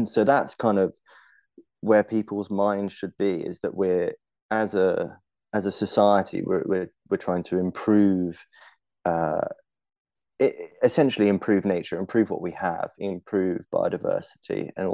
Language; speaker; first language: English; native; English